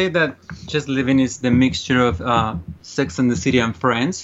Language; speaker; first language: English; non-native, fluent; Spanish